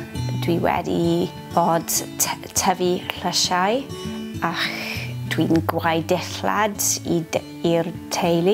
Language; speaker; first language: Welsh; non-native, learner; English